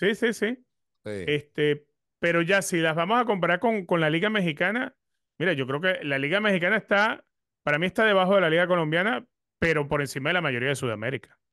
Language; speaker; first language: Spanish; native; Spanish